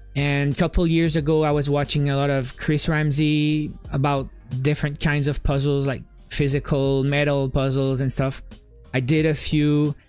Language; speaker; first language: English; native; English